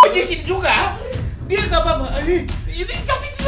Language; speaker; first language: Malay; non-native, fluent; Japanese